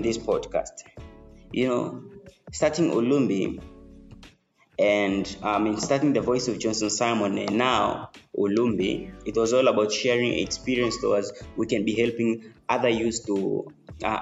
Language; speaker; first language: English; non-native, local second language; Swahili